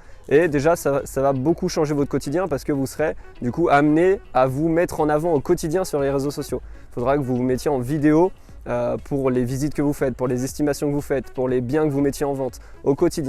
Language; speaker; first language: French; native; French